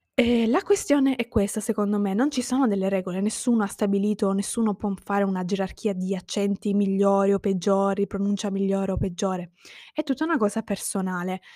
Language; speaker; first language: Italian; native; Italian